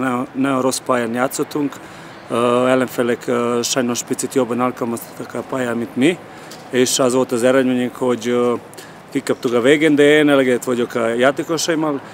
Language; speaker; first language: Hungarian; non-native, fluent; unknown